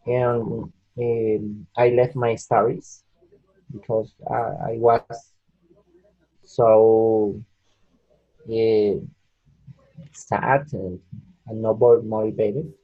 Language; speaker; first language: English; non-native, learner; Spanish